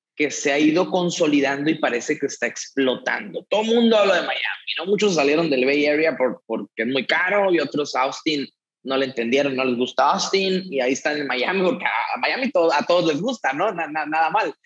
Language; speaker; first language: Spanish; native; Spanish